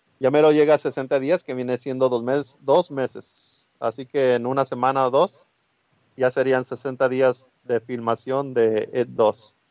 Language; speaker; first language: Spanish; early bilingual, heritage; Spanish